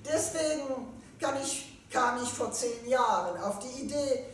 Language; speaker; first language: German; non-native, fluent; French